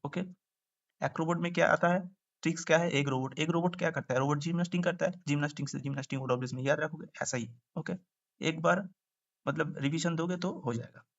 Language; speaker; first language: Hindi; non-native, local second language; Bangla